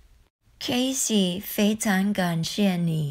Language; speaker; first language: Chinese; non-native, learner; English